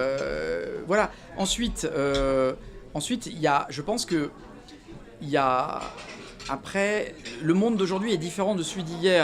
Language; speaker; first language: French; native; French